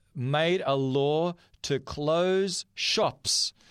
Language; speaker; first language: English; non-native, fluent; Macedonian